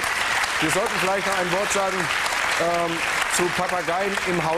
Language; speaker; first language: German; native; German